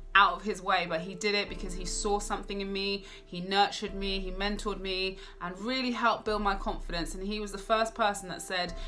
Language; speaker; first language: English; native; English